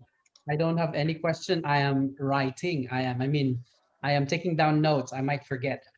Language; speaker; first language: English; non-native, fluent; Thai